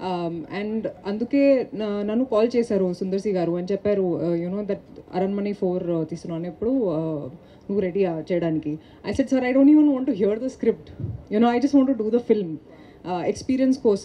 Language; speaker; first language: Telugu; non-native, local second language; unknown